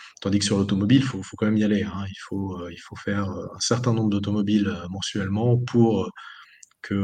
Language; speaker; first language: French; native; French